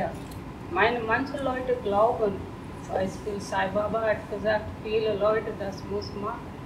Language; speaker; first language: German; non-native, learner; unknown